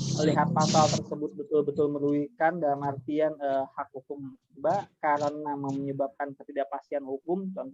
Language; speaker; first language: Indonesian; native; Indonesian